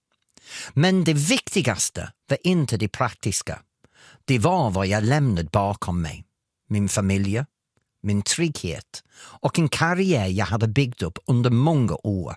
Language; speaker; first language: Swedish; non-native, fluent; English